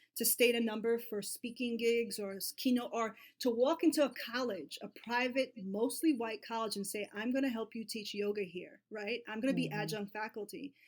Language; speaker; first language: English; native; English